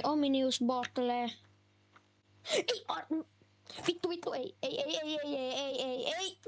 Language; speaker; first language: Finnish; native; Finnish